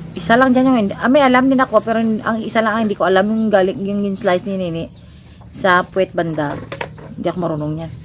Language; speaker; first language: Filipino; native; Filipino